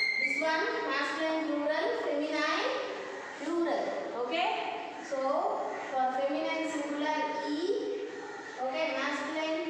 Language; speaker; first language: English; non-native, local second language; Tamil